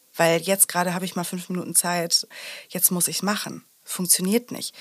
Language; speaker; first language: German; native; German